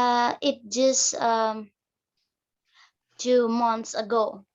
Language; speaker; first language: English; non-native, fluent; Indonesian